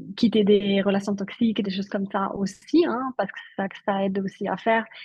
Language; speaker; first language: French; non-native, local second language; Italian